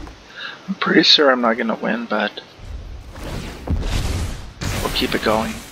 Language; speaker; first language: English; native; English